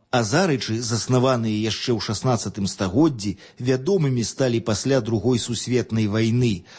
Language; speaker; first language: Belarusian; native; Belarusian